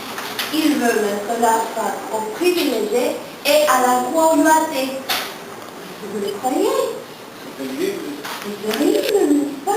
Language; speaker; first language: French; non-native, learner; Spanish